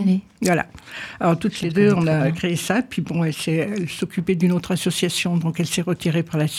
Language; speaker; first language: French; native; French